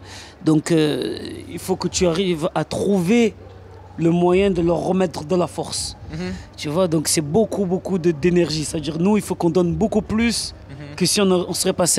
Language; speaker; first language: French; native; French